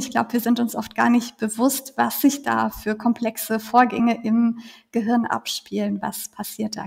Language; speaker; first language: German; native; German